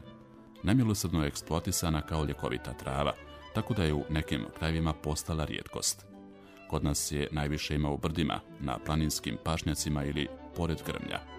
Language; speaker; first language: Croatian; native; Croatian